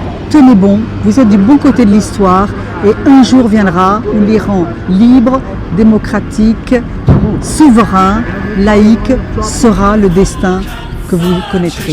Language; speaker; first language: French; native; French